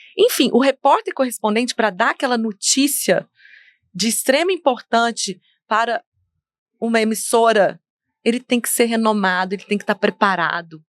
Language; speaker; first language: Portuguese; native; Portuguese